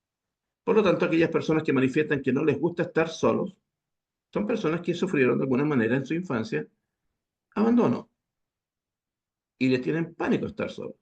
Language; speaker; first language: Spanish; native; Spanish